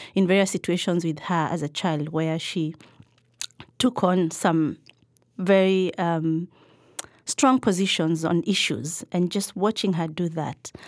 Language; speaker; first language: English; non-native, local second language; Kikuyu